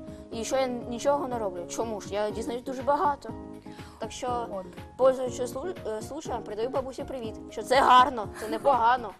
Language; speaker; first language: Ukrainian; non-native, local second language; Russian